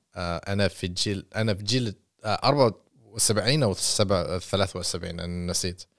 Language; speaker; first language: Arabic; non-native, learner; English